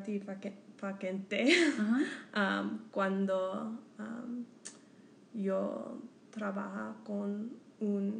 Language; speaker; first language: Spanish; non-native, learner; English